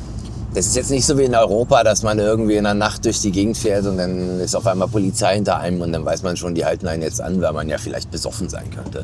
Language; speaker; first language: German; native; German